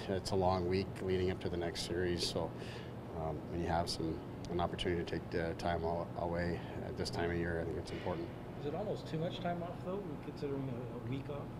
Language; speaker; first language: English; native; English